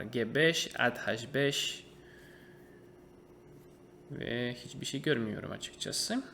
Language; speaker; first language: Turkish; non-native, fluent; Russian